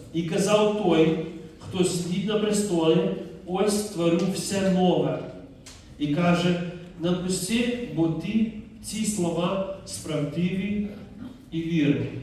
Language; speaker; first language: Ukrainian; non-native, fluent; Dutch